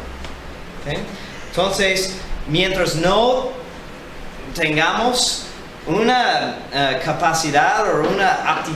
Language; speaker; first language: Spanish; non-native, fluent; English